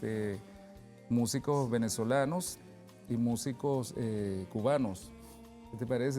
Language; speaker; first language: Spanish; native; Spanish